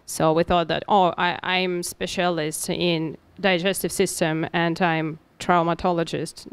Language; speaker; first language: English; non-native, learner; Russian